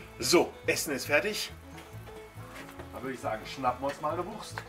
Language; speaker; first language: German; native; German